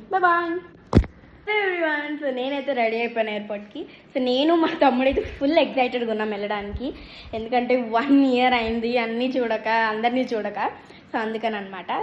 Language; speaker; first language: Telugu; early bilingual, heritage; Telugu